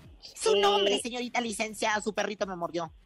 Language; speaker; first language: Spanish; native; Spanish